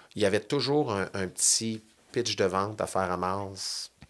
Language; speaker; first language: French; native; French